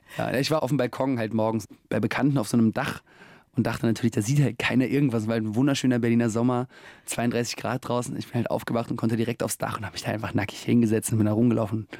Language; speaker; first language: German; early bilingual, other home language; Russian